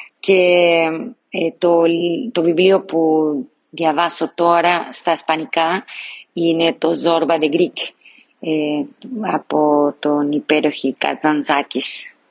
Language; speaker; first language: Greek; non-native, learner; Portuguese